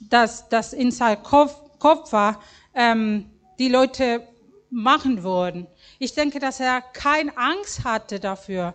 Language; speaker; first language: German; non-native, fluent; Spanish